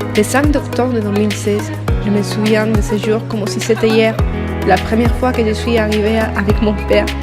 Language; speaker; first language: French; non-native, learner; Spanish